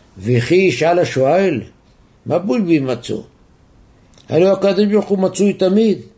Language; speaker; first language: Hebrew; native; Hebrew